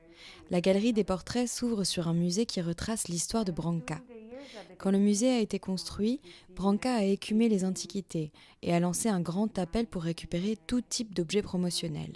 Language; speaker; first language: French; native; French